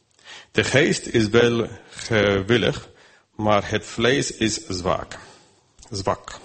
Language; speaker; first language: Dutch; non-native, fluent; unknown